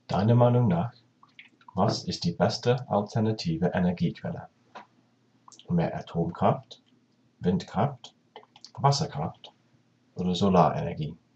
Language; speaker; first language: German; non-native, learner; English